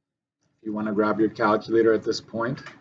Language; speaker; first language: English; native; English